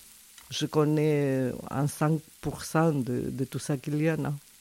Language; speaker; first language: French; non-native, fluent; Spanish